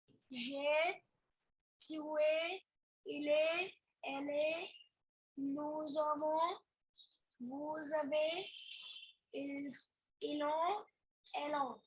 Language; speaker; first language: French; non-native, learner; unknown